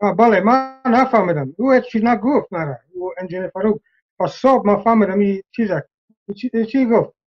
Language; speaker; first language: Persian; non-native, learner; English